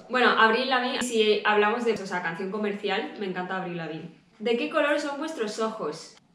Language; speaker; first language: Spanish; early bilingual, other home language; Japanese